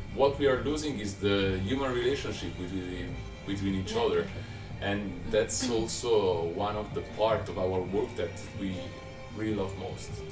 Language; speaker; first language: English; non-native, fluent; Italian